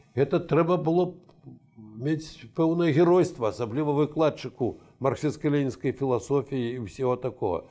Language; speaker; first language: Belarusian; native; Belarusian